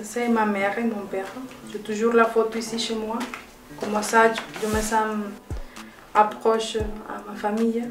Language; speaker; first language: French; non-native, learner; Spanish